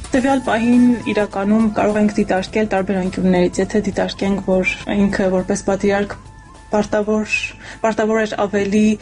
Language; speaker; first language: Armenian; native; Armenian